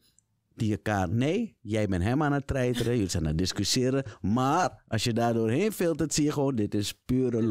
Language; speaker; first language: Dutch; native; Dutch